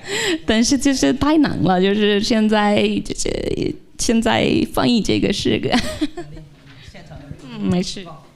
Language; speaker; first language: Chinese; non-native, fluent; Portuguese